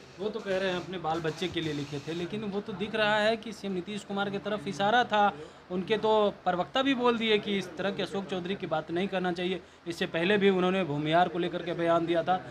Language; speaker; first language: Hindi; native; Hindi